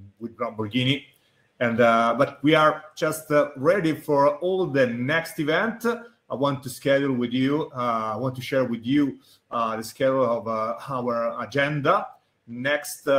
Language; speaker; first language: English; non-native, fluent; Italian